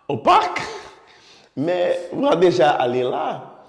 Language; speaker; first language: French; non-native, fluent; Portuguese